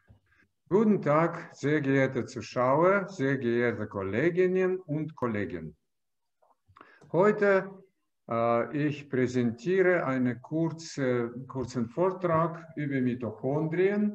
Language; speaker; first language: German; non-native, fluent; Russian